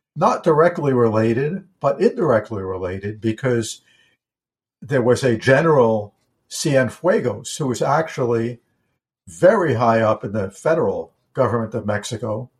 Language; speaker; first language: English; native; English